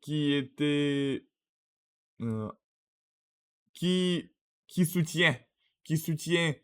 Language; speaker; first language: French; non-native, learner; Russian